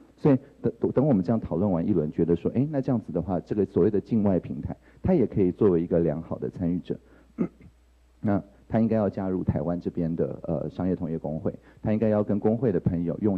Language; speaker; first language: Chinese; native; Chinese